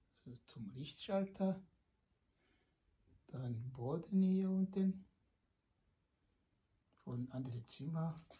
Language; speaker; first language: German; non-native, fluent; Kinyarwanda